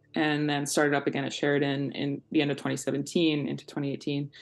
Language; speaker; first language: English; native; English